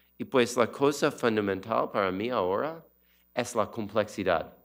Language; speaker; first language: Spanish; non-native, learner; English